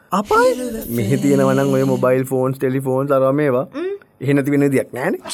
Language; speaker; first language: Sinhala; native; Sinhala